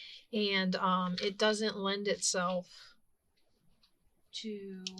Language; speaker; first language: English; native; English